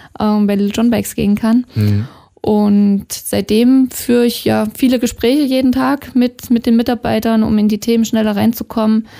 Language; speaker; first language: German; native; German